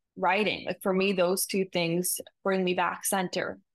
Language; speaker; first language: English; native; English